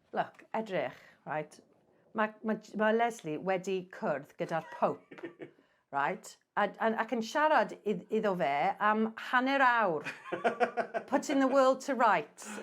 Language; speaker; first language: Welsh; non-native, local second language; English